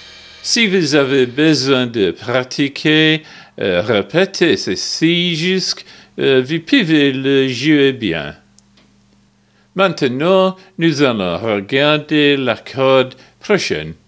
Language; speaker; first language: French; non-native, learner; English